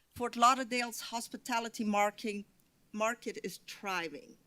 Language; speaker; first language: English; non-native, fluent; Dutch